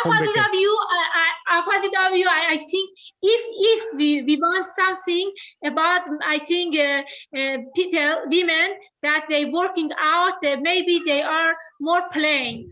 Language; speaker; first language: English; non-native, learner; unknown